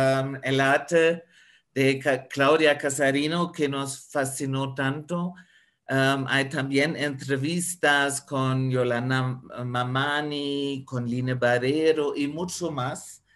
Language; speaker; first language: Spanish; non-native, fluent; German